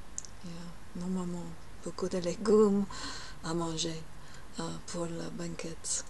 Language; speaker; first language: French; non-native, learner; English